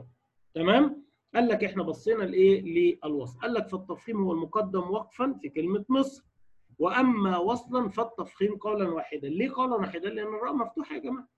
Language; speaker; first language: Arabic; native; Arabic